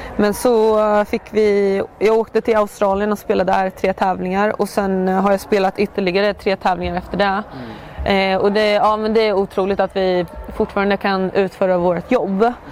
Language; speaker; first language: Swedish; native; Swedish